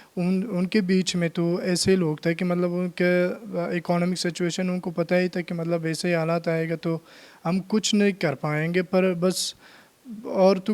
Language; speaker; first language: Hindi; non-native, learner; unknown